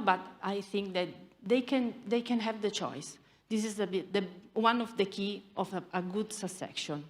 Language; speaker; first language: English; non-native, learner; Italian